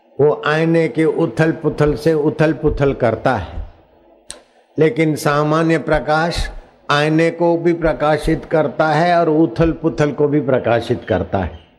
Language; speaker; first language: Hindi; non-native, local second language; Sindhi